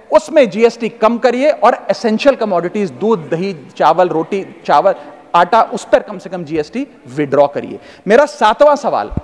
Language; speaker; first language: Hindi; native; Hindi